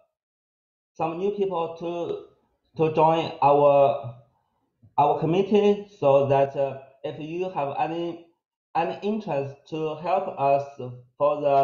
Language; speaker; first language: English; non-native, fluent; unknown